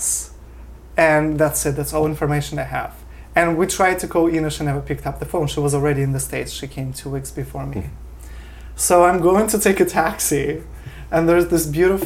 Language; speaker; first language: English; non-native, fluent; Russian